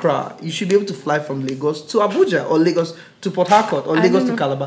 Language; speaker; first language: English; non-native, local second language; Yoruba